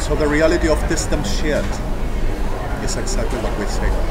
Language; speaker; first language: English; non-native, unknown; Spanish